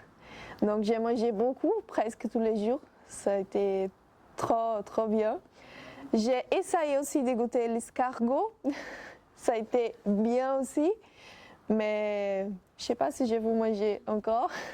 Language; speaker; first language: French; non-native, fluent; Portuguese